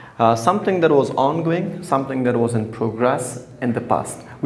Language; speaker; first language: English; non-native, fluent; Persian